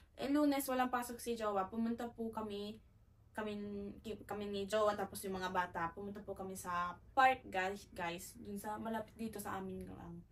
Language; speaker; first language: Filipino; native; Filipino